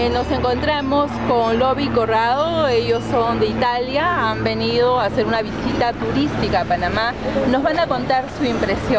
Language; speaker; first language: Spanish; native; Spanish